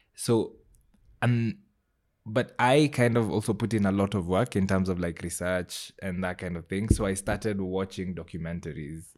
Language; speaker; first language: English; non-native, local second language; Gusii